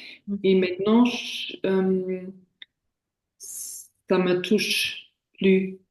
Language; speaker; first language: French; non-native, fluent; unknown